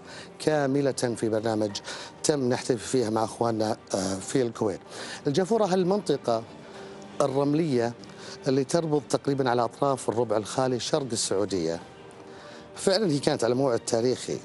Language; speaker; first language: Arabic; native; Arabic